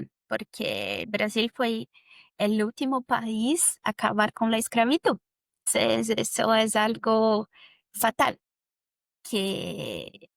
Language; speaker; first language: Spanish; non-native, fluent; Portuguese